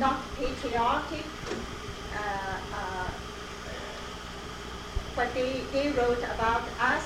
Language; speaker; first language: English; non-native, fluent; Chinese